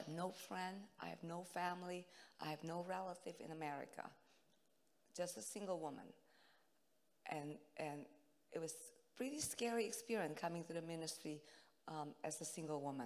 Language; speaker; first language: English; non-native, fluent; Indonesian